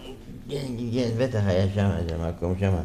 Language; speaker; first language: Hebrew; non-native, fluent; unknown